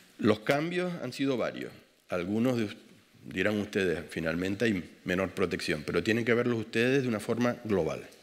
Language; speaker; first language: Spanish; native; Spanish